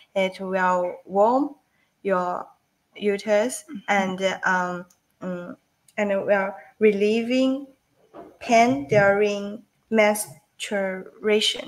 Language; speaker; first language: English; non-native, learner; Chinese